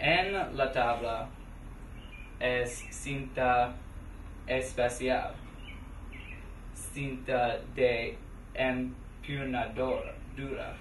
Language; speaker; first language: Spanish; non-native, learner; English